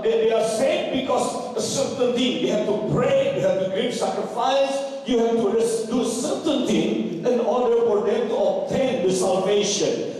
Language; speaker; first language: English; non-native, fluent; Indonesian